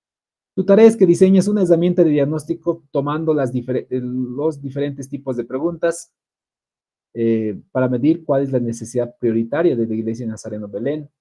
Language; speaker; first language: Spanish; native; Spanish